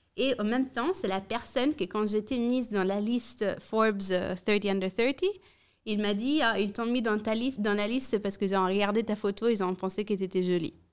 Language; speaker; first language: French; non-native, fluent; Italian